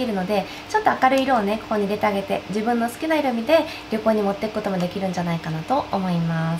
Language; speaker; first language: Japanese; native; Japanese